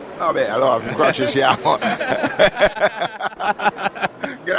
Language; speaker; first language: Italian; native; Italian